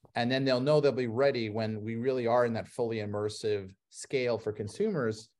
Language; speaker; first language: English; native; English